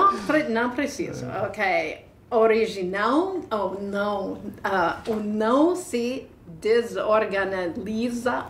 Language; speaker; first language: Portuguese; non-native, fluent; English